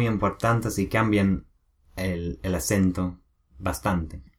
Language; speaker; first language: Spanish; non-native, learner; English